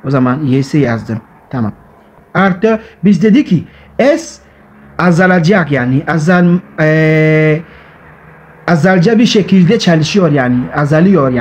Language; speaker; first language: Turkish; non-native, learner; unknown